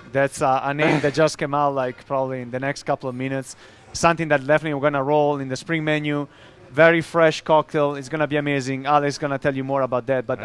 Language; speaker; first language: English; non-native, fluent; Italian